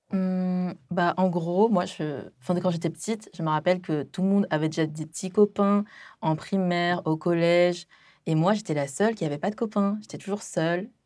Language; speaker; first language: French; early bilingual, other home language; Chinese